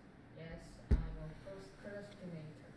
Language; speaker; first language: English; non-native, learner; Korean